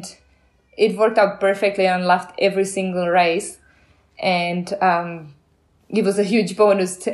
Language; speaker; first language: English; non-native, fluent; Czech